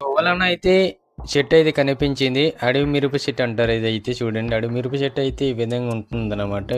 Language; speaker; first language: Telugu; non-native, local second language; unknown